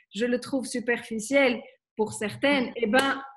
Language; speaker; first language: French; non-native, local second language; Arabic